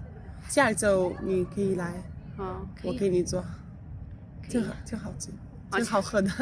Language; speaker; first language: Chinese; non-native, fluent; Arabic